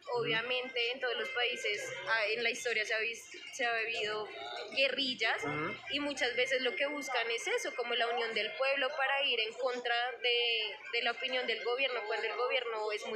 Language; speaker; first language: Spanish; native; Spanish